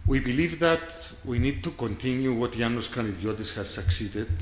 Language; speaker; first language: English; non-native, fluent; Greek